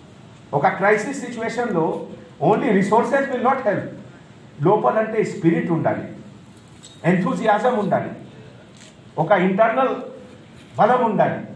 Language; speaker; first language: Telugu; non-native, fluent; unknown